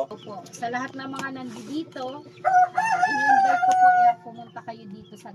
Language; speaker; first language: Filipino; native; Filipino